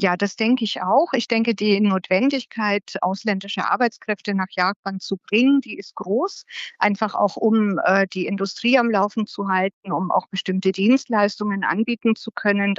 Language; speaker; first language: German; native; German